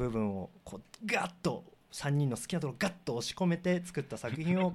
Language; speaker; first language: Japanese; native; Japanese